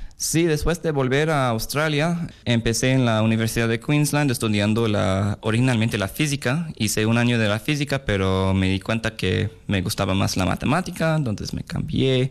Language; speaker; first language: Spanish; non-native, fluent; English